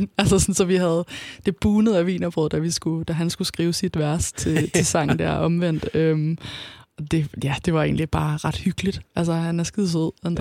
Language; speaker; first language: Danish; native; Danish